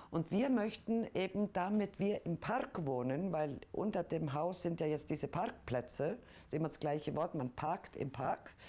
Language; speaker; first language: German; non-native, fluent; Icelandic